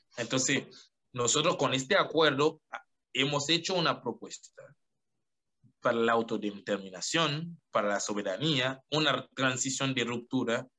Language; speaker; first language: Spanish; non-native, fluent; Haitian Creole